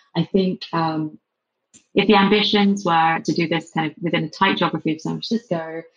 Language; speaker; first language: English; native; English